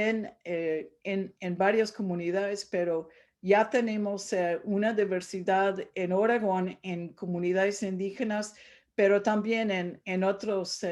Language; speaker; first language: Spanish; non-native, fluent; English